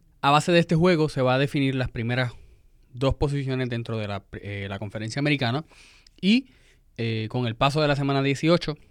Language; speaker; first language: Spanish; native; Spanish